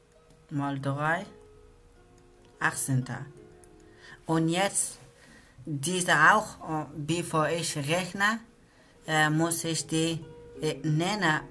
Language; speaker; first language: German; non-native, learner; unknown